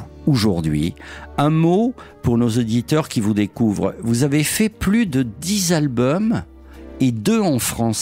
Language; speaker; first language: French; native; French